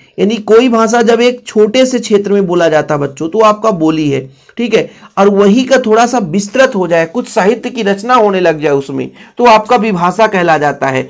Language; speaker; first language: Hindi; native; Hindi